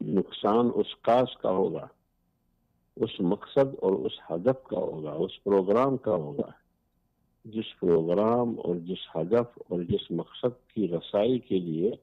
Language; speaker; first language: Urdu; non-native, local second language; Pashto